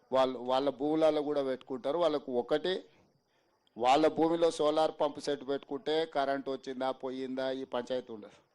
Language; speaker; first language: Telugu; native; Telugu